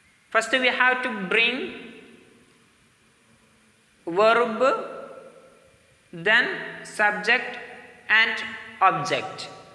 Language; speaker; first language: English; non-native, local second language; Malayalam